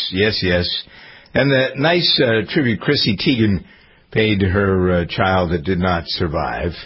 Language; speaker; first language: English; native; English